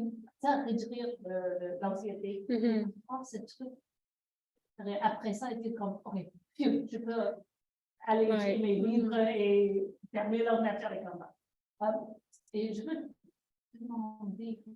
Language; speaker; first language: French; non-native, learner; English